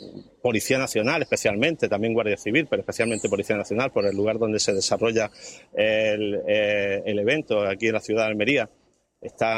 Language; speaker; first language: Spanish; native; Spanish